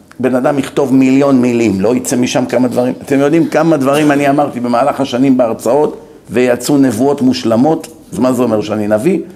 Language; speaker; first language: Hebrew; native; Hebrew